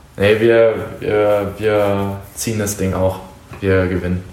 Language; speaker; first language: German; native; German